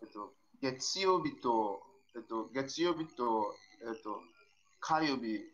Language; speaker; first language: Japanese; non-native, learner; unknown